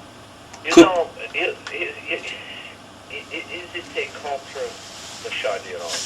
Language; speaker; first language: French; non-native, fluent; English